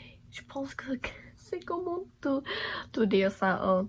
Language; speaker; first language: French; non-native, learner; English